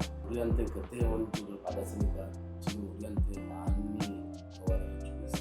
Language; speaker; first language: Korean; non-native, fluent; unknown